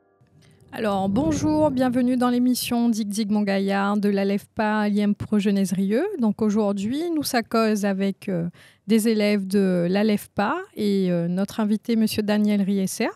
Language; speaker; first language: French; non-native, local second language; Réunion Creole French